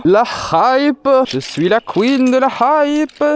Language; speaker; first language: French; native; French